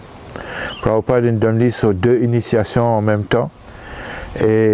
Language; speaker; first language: French; non-native, local second language; Morisyen